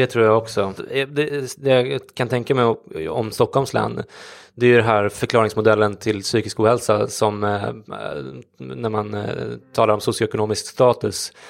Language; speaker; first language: Swedish; native; Swedish